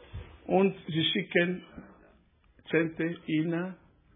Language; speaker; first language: German; non-native, learner; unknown